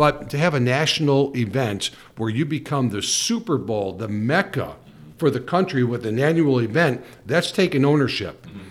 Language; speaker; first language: English; native; English